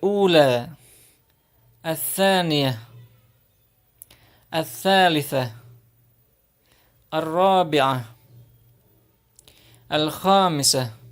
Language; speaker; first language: Arabic; non-native, fluent; Indonesian